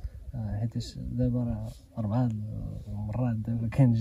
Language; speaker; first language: Arabic; native; Arabic